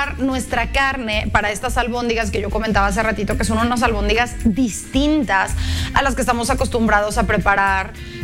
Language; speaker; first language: Spanish; native; Spanish